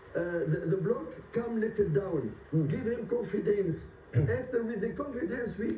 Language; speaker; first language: English; non-native, learner; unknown